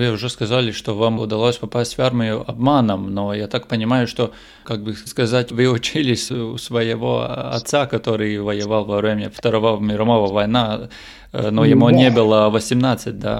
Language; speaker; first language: Russian; non-native, local second language; Latvian